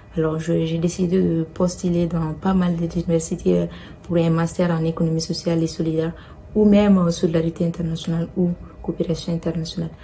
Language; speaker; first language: French; non-native, local second language; Bambara